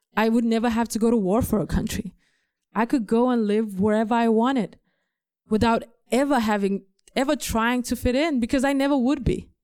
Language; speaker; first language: English; non-native, fluent; Danish